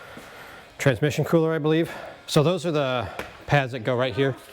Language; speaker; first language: English; native; English